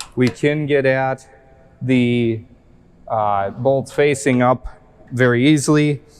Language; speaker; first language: English; native; English